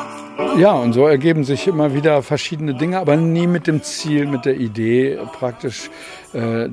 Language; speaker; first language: German; native; German